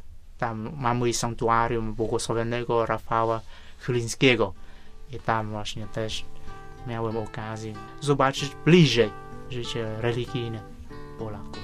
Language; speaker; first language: Polish; non-native, fluent; Vietnamese